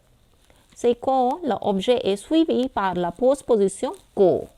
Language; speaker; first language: French; non-native, fluent; Hindi